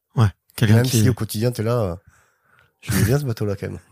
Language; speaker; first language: French; native; French